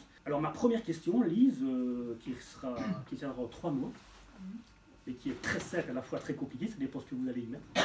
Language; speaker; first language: French; native; French